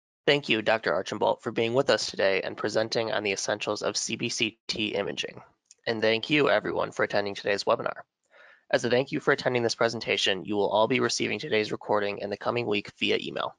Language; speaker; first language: English; native; English